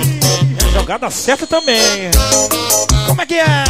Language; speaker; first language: Portuguese; native; Portuguese